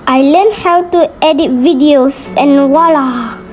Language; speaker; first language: English; non-native, local second language; Malay